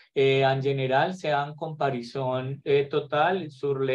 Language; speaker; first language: French; non-native, learner; Spanish